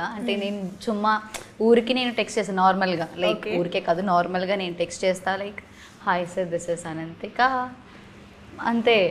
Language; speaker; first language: Telugu; non-native, learner; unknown